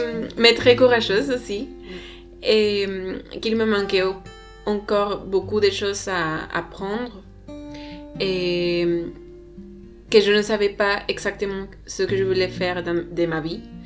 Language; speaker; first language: French; non-native, learner; Spanish